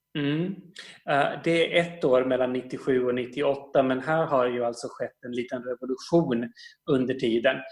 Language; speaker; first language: Swedish; native; Swedish